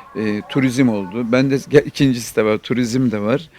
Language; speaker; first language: Turkish; native; Turkish